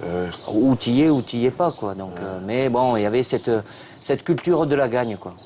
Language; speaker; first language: French; native; French